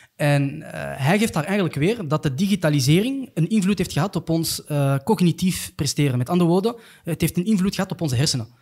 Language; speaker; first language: Dutch; early bilingual, other home language; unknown